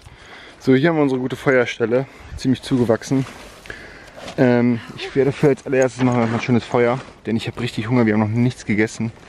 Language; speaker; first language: German; native; German